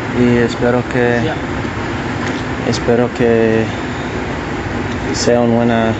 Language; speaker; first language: Spanish; non-native, learner; English